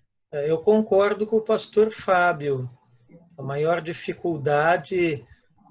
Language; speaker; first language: Portuguese; native; Portuguese